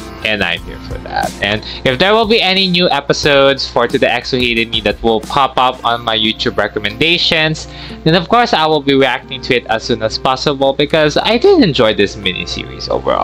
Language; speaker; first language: English; non-native, local second language; Filipino